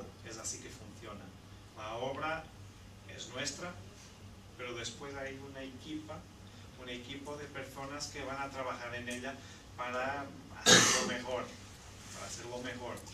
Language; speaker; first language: Spanish; non-native, fluent; Portuguese